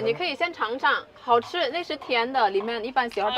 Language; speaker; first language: Chinese; non-native, fluent; Indonesian